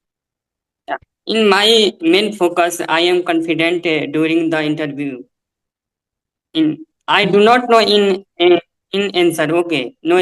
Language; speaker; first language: English; non-native, learner; Hindi